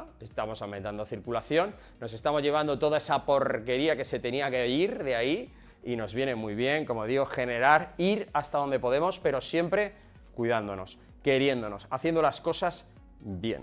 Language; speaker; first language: Spanish; native; Spanish